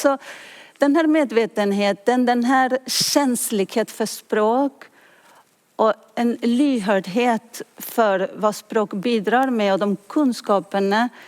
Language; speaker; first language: Swedish; non-native, fluent; Spanish